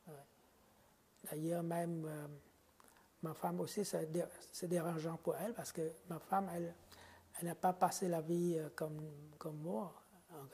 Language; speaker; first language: French; non-native, fluent; Khmer